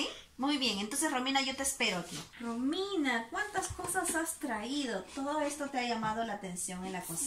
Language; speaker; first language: Spanish; native; Spanish